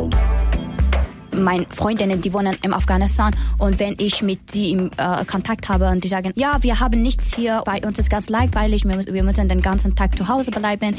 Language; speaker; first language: German; non-native, learner; Persian